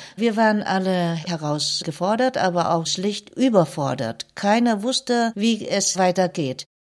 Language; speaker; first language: German; non-native, fluent; Vietnamese